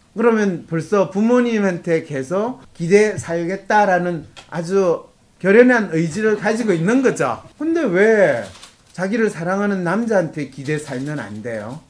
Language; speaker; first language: Korean; native; Korean